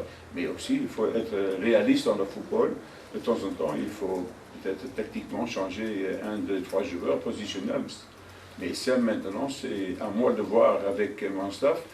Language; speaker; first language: French; non-native, fluent; Dutch